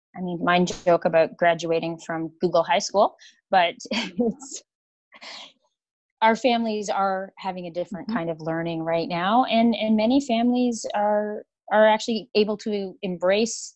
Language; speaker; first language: English; native; English